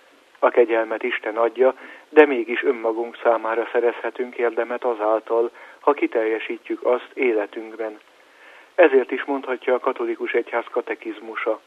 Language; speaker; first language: Hungarian; native; Hungarian